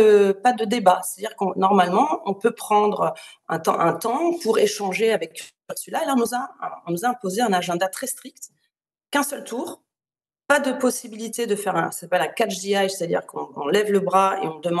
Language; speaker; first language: French; native; French